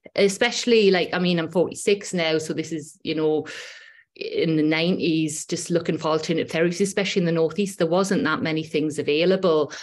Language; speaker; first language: English; native; English